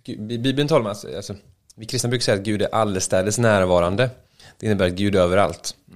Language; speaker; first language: Swedish; native; Swedish